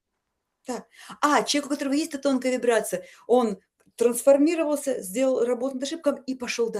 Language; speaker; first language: Russian; native; Russian